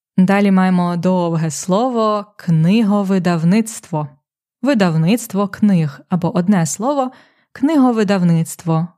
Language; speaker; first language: Ukrainian; native; Ukrainian